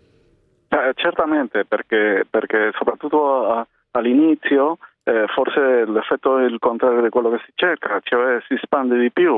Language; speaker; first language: Italian; non-native, fluent; Spanish